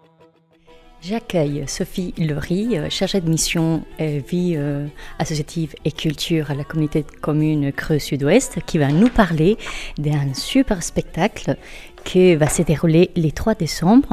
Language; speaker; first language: French; native; French